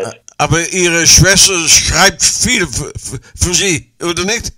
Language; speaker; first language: German; non-native, learner; Dutch